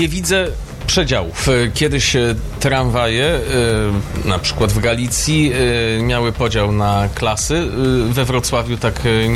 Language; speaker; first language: Polish; native; Polish